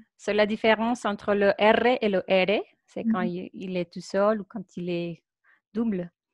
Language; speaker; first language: French; non-native, fluent; Spanish